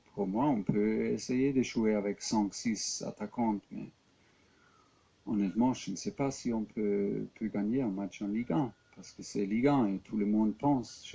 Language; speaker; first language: French; non-native, fluent; German